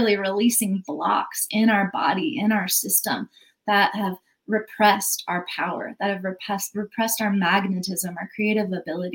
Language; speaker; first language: English; native; English